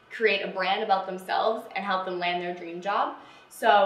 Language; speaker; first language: English; native; English